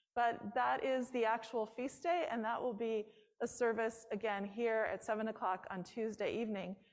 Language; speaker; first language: English; native; English